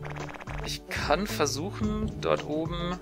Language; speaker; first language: German; native; German